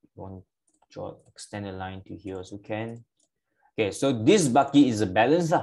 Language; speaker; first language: English; non-native, local second language; Malay